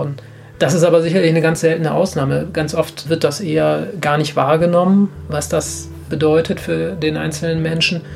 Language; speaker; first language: German; native; German